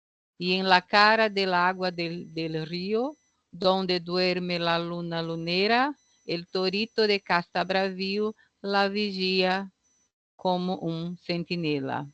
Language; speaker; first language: Spanish; non-native, learner; Portuguese